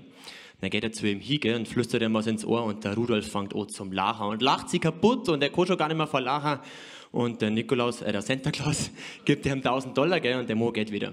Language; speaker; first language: German; native; German